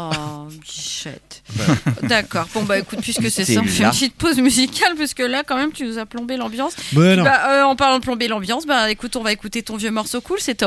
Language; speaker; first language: French; native; French